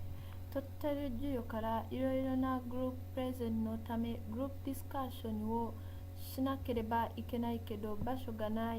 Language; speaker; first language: Japanese; non-native, learner; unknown